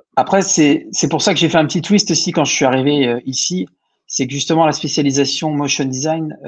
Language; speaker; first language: French; native; French